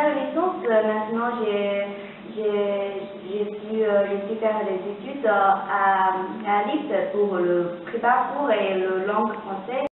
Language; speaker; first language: French; non-native, learner; Chinese